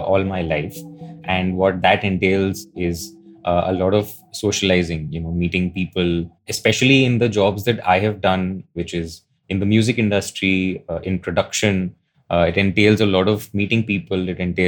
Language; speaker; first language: English; non-native, local second language; Hindi